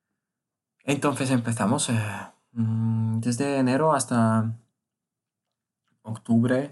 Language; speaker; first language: Spanish; non-native, learner; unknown